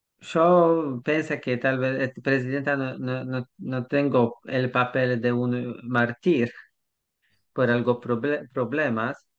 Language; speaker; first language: Spanish; non-native, learner; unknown